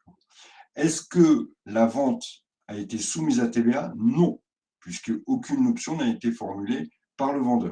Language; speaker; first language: French; native; French